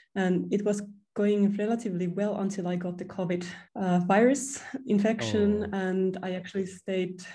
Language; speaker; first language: English; non-native, fluent; Finnish